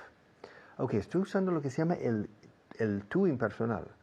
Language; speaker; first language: Spanish; non-native, fluent; English